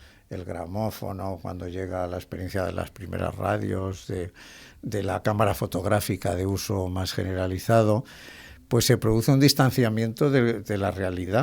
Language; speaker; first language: Spanish; native; Spanish